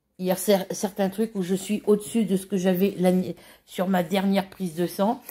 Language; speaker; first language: French; native; French